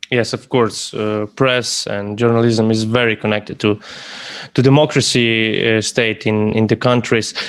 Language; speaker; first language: English; non-native, fluent; Slovenian